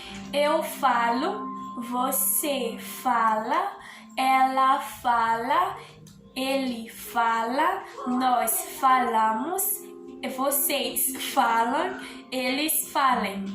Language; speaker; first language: Portuguese; non-native, learner; Haitian Creole